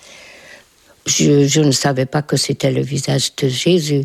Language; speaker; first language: French; non-native, fluent; Hungarian